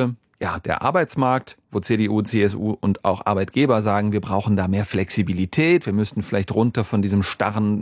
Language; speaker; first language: German; native; German